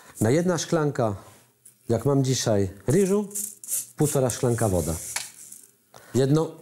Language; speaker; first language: Polish; non-native, learner; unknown